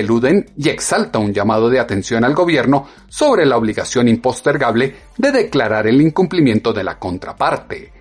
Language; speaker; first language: Spanish; native; Spanish